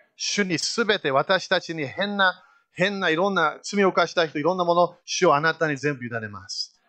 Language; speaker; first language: Japanese; native; Japanese